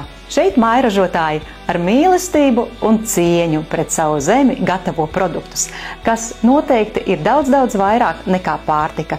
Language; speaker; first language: Latvian; native; Latvian